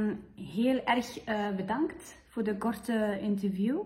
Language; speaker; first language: Dutch; non-native, fluent; Tibetan